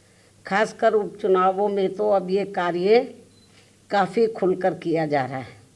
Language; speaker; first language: Hindi; native; Hindi